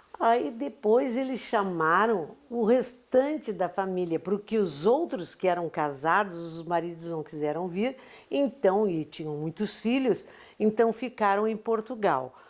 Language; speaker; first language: Portuguese; native; Portuguese